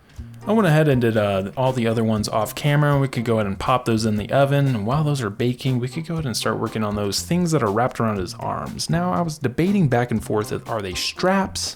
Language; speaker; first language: English; native; English